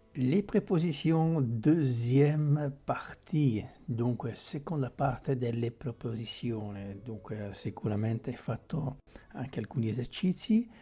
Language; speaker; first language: Italian; non-native, fluent; French